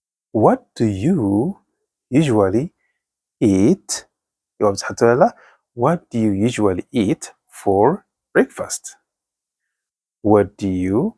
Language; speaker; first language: English; non-native, fluent; Tigrinya